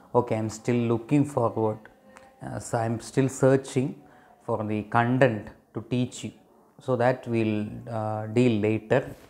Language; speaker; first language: English; non-native, local second language; Malayalam